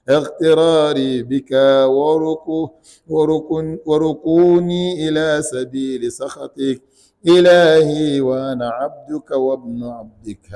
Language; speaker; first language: Arabic; non-native, fluent; Ganda